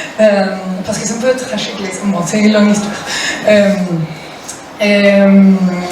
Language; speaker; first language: French; non-native, fluent; Spanish